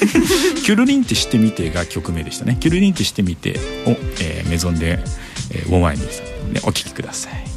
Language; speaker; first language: Japanese; native; Japanese